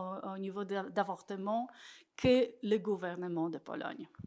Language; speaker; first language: French; non-native, fluent; Polish